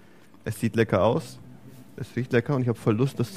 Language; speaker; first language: German; native; German